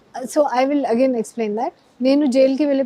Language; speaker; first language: Telugu; non-native, learner; Hindi